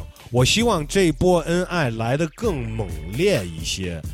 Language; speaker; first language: Chinese; early bilingual, heritage; Chinese